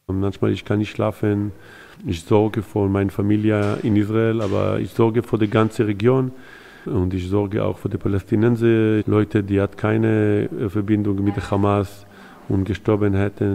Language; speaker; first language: German; non-native, learner; Hebrew